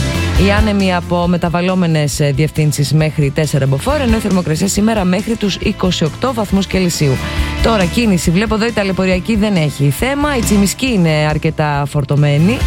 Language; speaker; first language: Greek; native; Greek